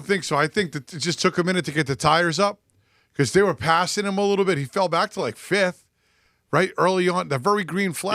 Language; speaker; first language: English; native; English